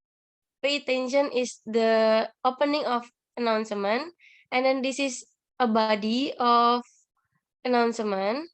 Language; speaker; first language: English; non-native, learner; Indonesian